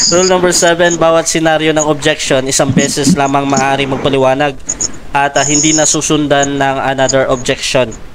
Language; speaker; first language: Filipino; non-native, local second language; Hiligaynon